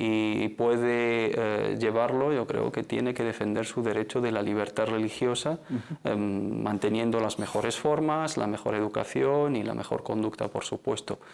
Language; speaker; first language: Spanish; native; Spanish